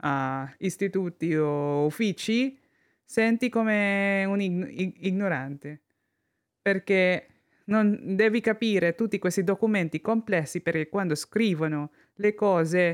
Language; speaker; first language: Italian; non-native, learner; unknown